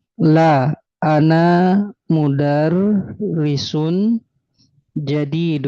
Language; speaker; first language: Arabic; non-native, fluent; Indonesian